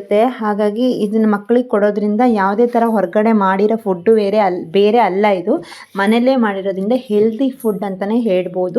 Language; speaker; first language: Kannada; native; Kannada